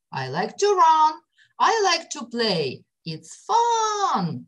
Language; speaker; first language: English; non-native, fluent; Ukrainian